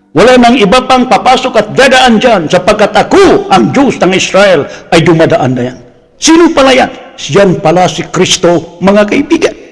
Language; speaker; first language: Filipino; non-native, local second language; Cebuano